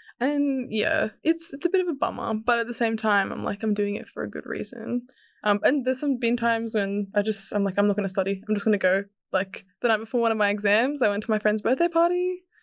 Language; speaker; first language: English; early bilingual, other home language; Serbian